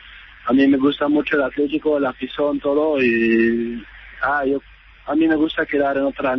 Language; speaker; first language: Spanish; non-native, learner; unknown